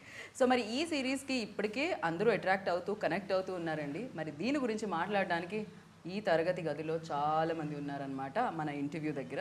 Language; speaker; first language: Telugu; native; Telugu